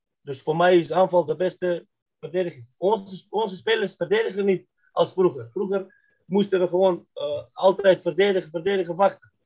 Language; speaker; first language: Dutch; non-native, fluent; Macedonian